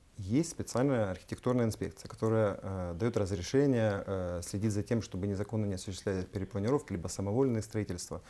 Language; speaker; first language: Russian; native; Russian